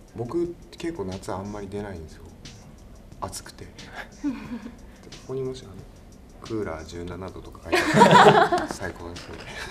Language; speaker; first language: Japanese; native; Japanese